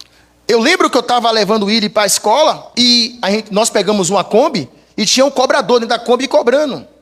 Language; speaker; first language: Portuguese; native; Portuguese